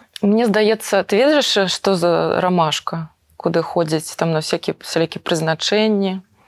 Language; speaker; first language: Belarusian; native; Belarusian